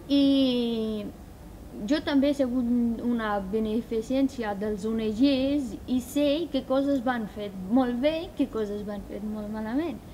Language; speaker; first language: Catalan; non-native, learner; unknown